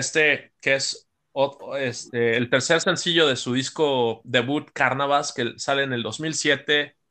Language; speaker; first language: Spanish; native; Spanish